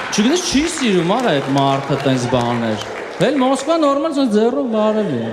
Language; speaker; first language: Armenian; early bilingual, heritage; Armenian